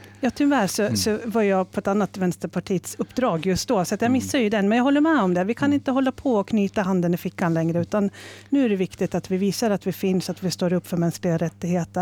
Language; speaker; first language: Swedish; native; Swedish